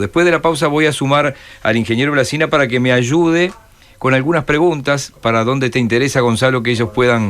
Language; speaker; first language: Spanish; native; Spanish